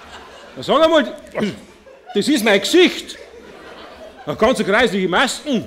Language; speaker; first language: German; native; German